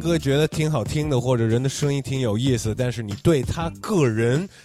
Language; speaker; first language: Chinese; early bilingual, heritage; Chinese